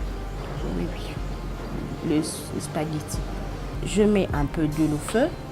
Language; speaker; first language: French; non-native, local second language; Lingala